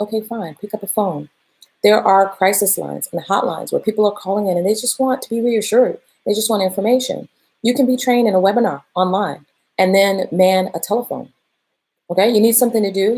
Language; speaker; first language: English; native; English